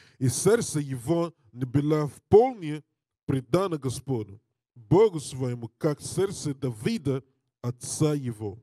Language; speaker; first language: Russian; non-native, learner; English